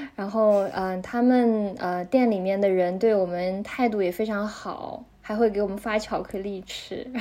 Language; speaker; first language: Chinese; native; Chinese